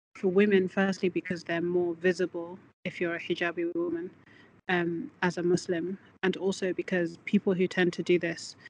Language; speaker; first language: English; native; English